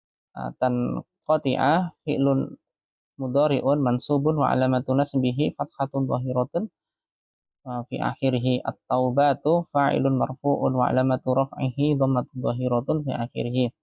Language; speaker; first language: Arabic; non-native, fluent; Indonesian